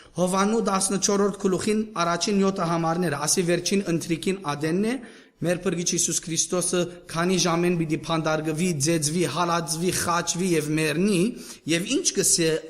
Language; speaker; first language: Armenian; native; Armenian